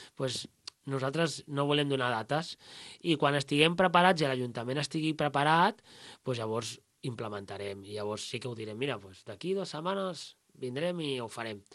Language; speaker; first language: Catalan; native; Catalan